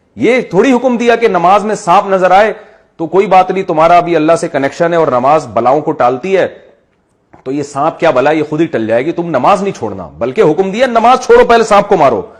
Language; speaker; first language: Urdu; native; Urdu